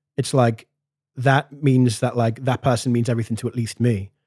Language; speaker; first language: English; native; English